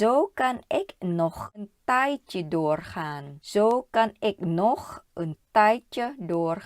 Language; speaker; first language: Dutch; non-native, learner; Thai